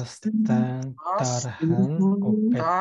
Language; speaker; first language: Finnish; non-native, learner; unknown